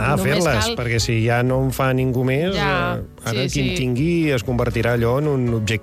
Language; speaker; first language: Catalan; native; Catalan